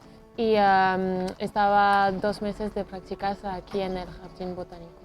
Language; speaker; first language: Spanish; non-native, fluent; French